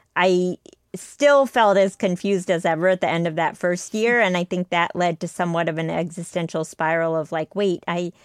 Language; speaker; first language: English; native; English